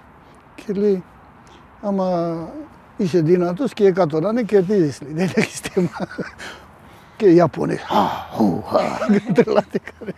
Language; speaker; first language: Greek; early bilingual, heritage; Greek